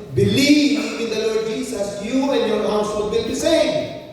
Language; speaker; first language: English; non-native, local second language; Filipino